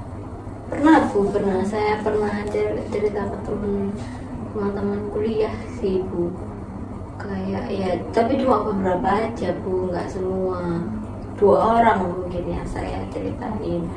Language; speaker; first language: Indonesian; native; Indonesian